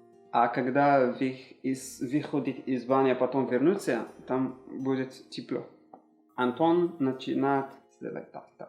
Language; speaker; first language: Russian; non-native, learner; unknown